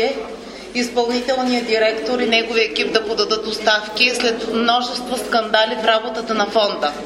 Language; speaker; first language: Bulgarian; native; Bulgarian